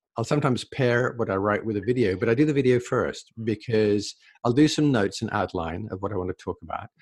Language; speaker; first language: English; native; English